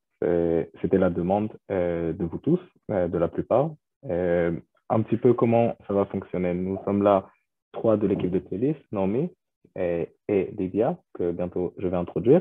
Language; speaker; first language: French; non-native, fluent; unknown